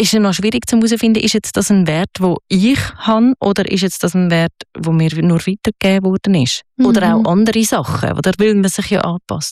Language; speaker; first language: German; native; German